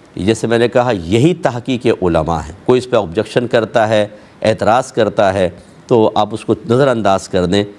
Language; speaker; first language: Urdu; native; Urdu